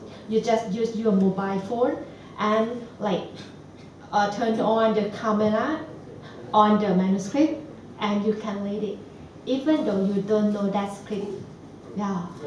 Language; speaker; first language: English; non-native, learner; Thai